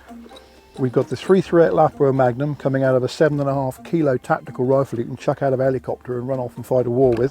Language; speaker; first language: English; native; English